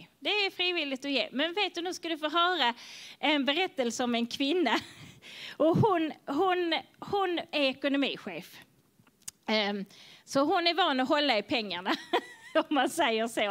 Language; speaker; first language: Swedish; native; Swedish